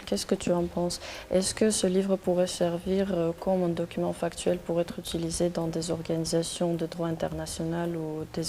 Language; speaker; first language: French; non-native, fluent; Armenian